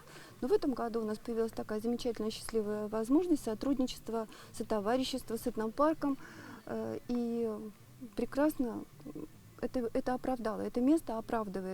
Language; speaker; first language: Russian; native; Russian